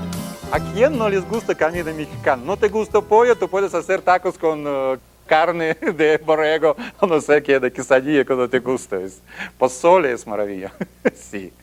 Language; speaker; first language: Spanish; non-native, learner; Russian